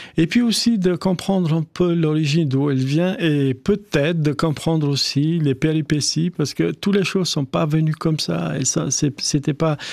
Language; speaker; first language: French; non-native, fluent; Albanian